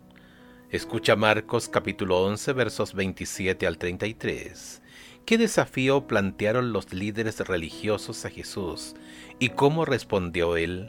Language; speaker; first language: Spanish; native; Spanish